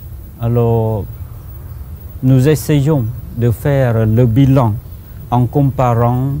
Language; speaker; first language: French; non-native, fluent; Khmer